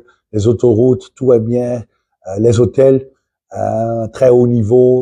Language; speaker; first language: French; non-native, fluent; Dutch